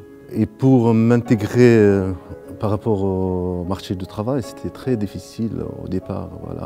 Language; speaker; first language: French; non-native, local second language; Arabic